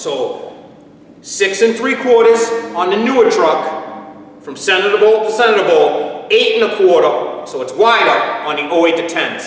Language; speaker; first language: English; native; English